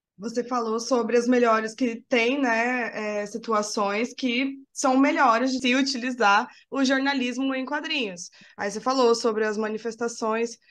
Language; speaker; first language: Portuguese; native; Portuguese